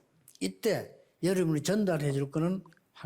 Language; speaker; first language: Korean; native; Korean